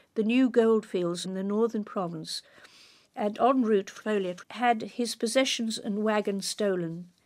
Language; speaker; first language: English; native; English